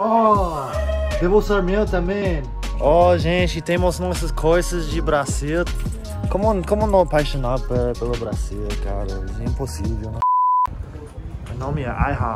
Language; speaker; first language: Portuguese; non-native, learner; English